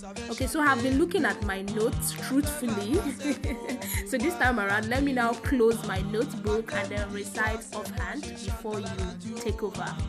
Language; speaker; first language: English; non-native, local second language; Yoruba